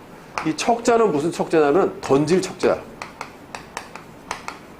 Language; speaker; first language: Korean; native; Korean